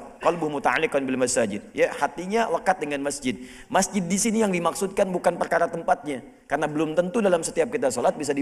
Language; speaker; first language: Indonesian; native; Indonesian